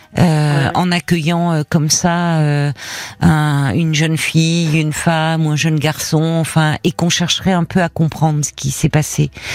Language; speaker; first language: French; native; French